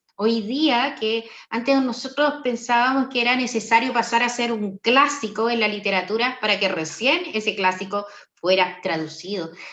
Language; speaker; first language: Spanish; native; Spanish